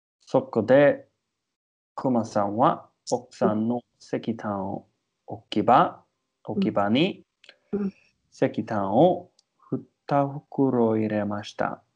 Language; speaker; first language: Japanese; non-native, learner; English